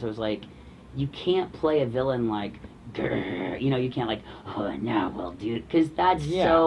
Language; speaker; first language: English; native; English